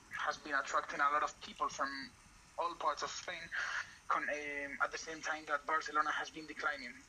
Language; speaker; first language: English; non-native, fluent; Spanish